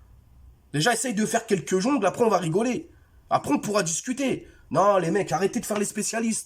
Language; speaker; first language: French; native; French